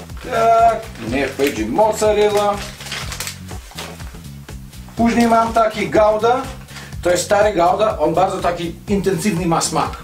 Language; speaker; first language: Polish; non-native, learner; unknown